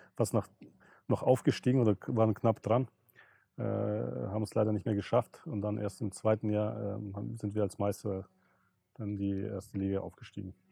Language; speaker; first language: German; early bilingual, other home language; Russian